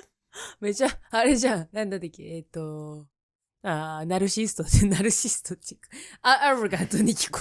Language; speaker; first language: Japanese; native; Japanese